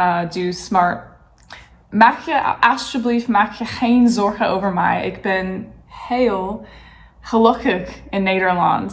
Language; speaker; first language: Dutch; non-native, learner; English